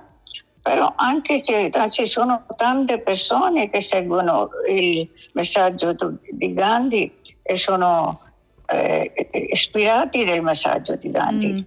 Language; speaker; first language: Italian; non-native, learner; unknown